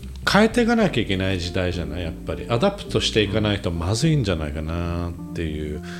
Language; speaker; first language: Japanese; native; Japanese